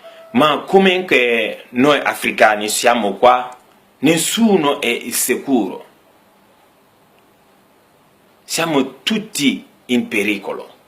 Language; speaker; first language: Italian; non-native, learner; Bambara